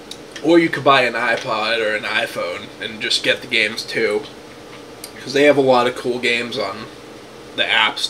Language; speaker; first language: English; native; English